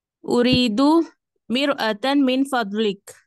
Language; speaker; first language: Arabic; non-native, learner; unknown